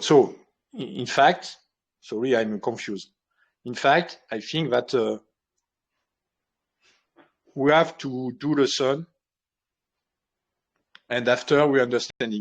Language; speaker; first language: English; non-native, learner; French